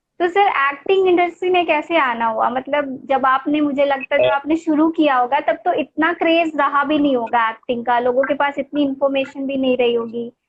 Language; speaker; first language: Hindi; native; Hindi